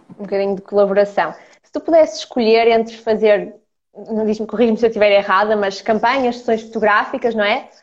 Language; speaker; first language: Portuguese; early bilingual, other home language; Ukrainian